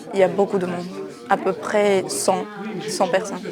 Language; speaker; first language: French; non-native, fluent; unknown